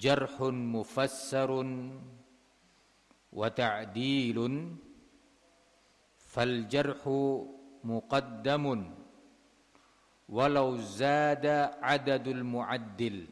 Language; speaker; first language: Arabic; non-native, fluent; Indonesian